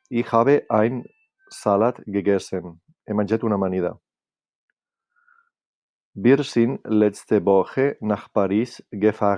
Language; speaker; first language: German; non-native, fluent; Catalan